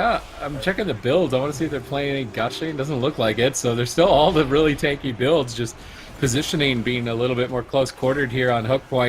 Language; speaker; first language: English; native; English